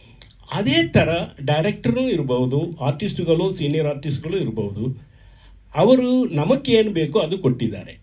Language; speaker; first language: Kannada; non-native, learner; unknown